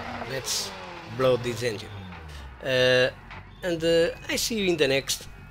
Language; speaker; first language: English; non-native, learner; Portuguese